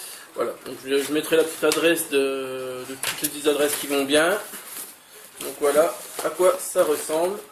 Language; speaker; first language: French; native; French